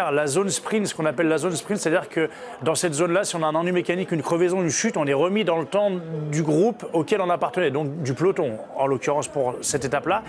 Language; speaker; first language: French; native; French